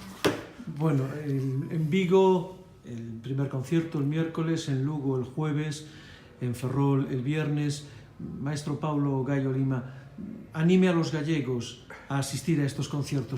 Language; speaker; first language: Spanish; native; Spanish